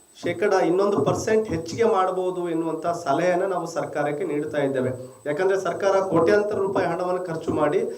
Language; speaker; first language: Kannada; non-native, local second language; Lambadi